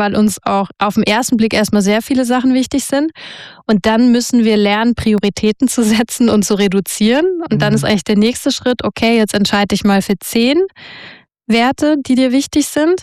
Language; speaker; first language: German; native; German